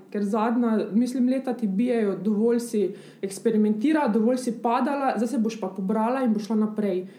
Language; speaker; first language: Slovenian; early bilingual, other home language; Bosnian